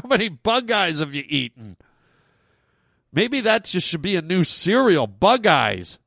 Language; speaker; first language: English; native; English